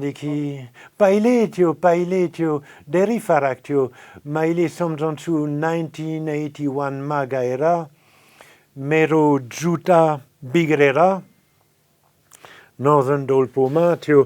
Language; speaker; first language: Nepali; non-native, fluent; French